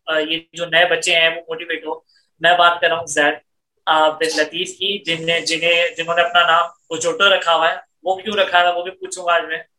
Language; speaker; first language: Urdu; native; Urdu